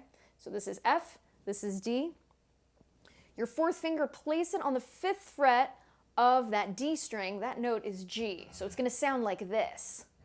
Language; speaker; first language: English; native; English